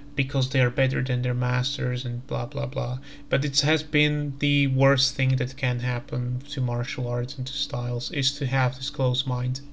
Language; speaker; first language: English; non-native, fluent; Slovak